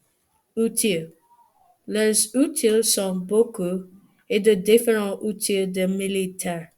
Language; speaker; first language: French; non-native, learner; English